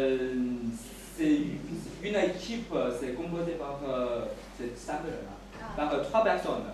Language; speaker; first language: French; non-native, fluent; Chinese